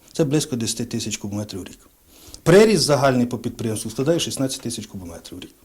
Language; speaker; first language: Ukrainian; native; Ukrainian